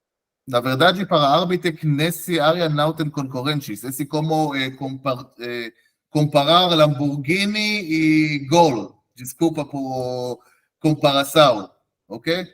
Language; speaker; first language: Portuguese; non-native, fluent; Hebrew